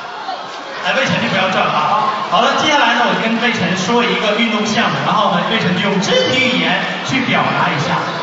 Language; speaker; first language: Chinese; native; Chinese